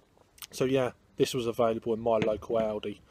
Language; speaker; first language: English; native; English